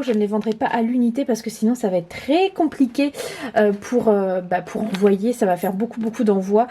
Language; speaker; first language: French; native; French